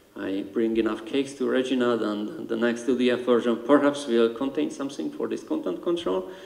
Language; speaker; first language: English; non-native, fluent; Hungarian